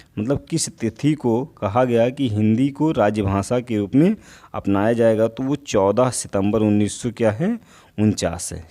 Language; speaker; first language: Hindi; native; Hindi